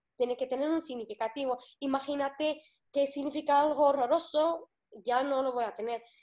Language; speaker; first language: Spanish; non-native, fluent; Arabic